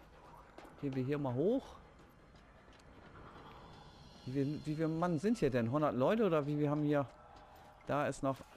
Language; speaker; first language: German; native; German